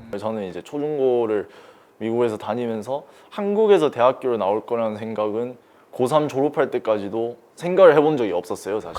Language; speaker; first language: Korean; early bilingual, heritage; Korean